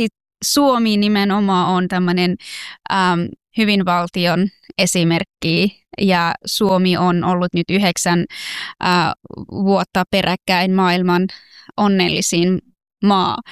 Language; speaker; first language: Finnish; non-native, fluent; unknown